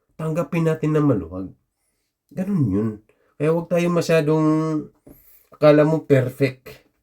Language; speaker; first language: Filipino; native; Filipino